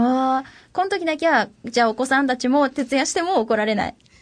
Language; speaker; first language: Japanese; native; Japanese